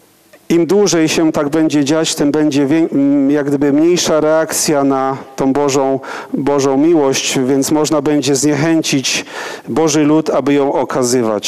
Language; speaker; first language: Polish; native; Polish